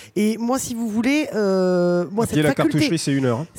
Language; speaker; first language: French; native; French